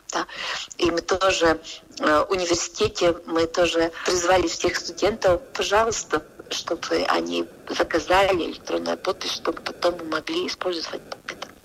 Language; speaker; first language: Russian; non-native, local second language; Latvian